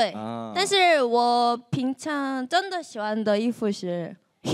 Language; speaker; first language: Chinese; non-native, learner; Korean